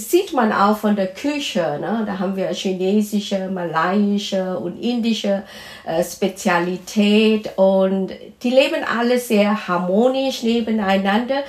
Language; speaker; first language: German; non-native, fluent; Malay